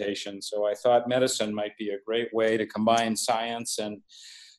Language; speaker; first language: English; native; English